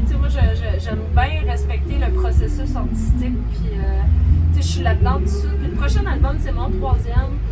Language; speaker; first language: French; native; French